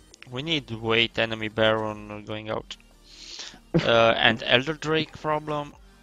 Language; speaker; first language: English; non-native, learner; Romanian